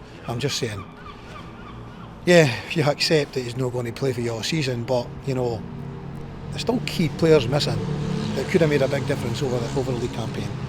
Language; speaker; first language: English; native; English